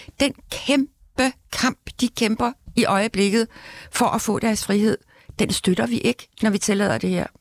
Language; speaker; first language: Danish; native; Danish